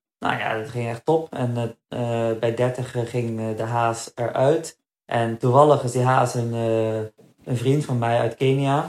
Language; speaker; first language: Dutch; early bilingual, other home language; Berber languages